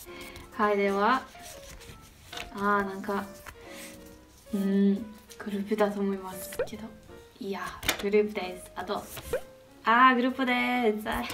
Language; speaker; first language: Japanese; non-native, learner; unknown